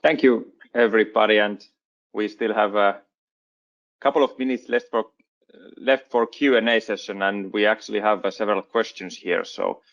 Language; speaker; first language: English; non-native, fluent; Finnish